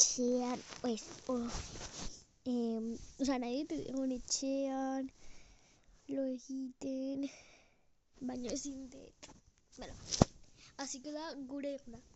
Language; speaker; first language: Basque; non-native, learner; Spanish